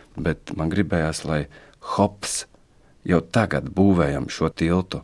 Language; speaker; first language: Latvian; native; Latvian